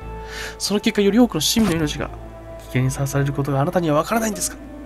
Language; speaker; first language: Japanese; native; Japanese